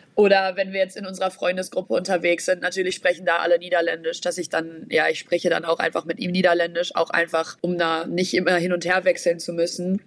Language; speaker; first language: German; native; German